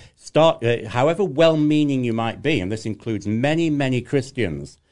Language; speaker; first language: English; native; English